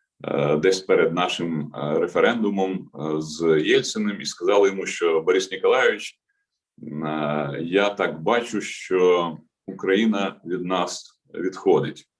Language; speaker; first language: Ukrainian; native; Ukrainian